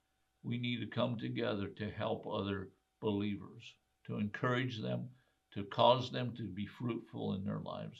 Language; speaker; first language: English; native; English